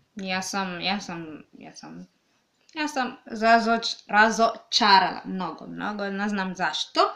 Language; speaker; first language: Serbian; non-native, learner; Swahili